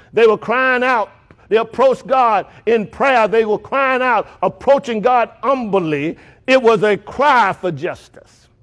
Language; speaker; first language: English; native; English